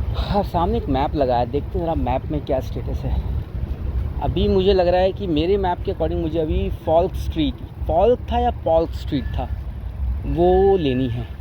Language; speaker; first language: Hindi; native; Hindi